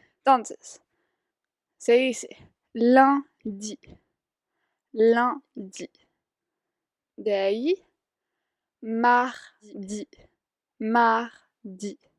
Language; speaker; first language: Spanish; non-native, fluent; French